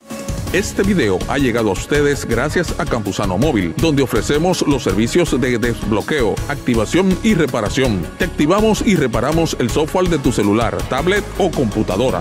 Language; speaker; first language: Spanish; native; Spanish